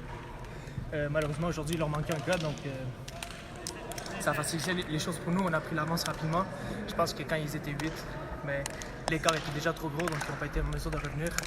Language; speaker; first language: French; native; French